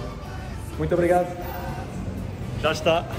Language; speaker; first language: Portuguese; non-native, learner; French